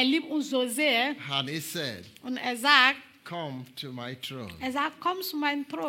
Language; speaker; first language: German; non-native, learner; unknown